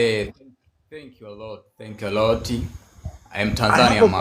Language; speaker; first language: English; non-native, learner; Swahili